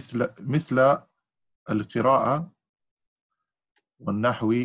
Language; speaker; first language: Arabic; non-native, learner; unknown